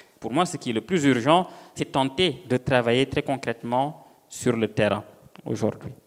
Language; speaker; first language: French; non-native, local second language; Serer